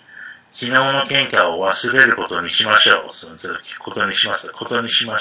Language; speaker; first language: Japanese; non-native, fluent; English